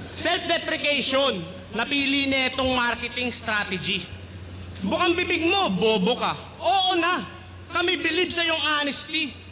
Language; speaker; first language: Filipino; native; Filipino